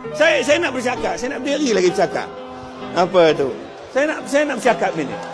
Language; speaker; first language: Malay; non-native, local second language; Chinese